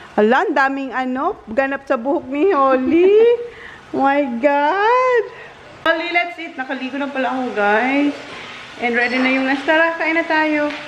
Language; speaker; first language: Filipino; non-native, local second language; Bikol